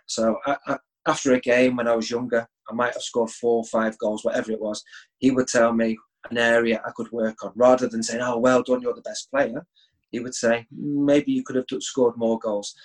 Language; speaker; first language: English; native; English